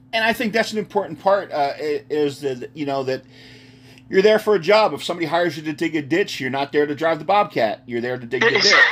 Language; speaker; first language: English; native; English